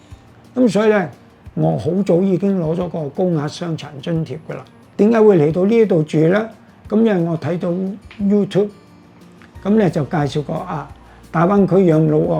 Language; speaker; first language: Cantonese; native; Cantonese